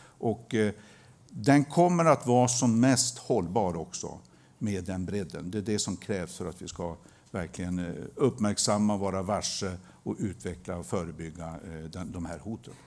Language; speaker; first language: Swedish; native; Swedish